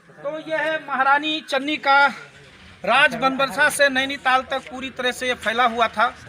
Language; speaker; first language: Hindi; native; Hindi